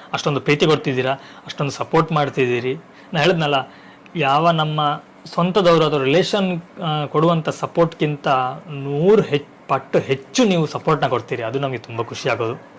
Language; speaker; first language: Kannada; non-native, local second language; Tulu